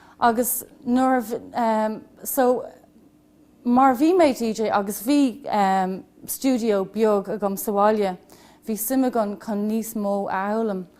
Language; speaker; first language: Irish; non-native, local second language; English